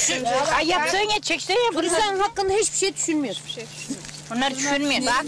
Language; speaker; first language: Turkish; native; Turkish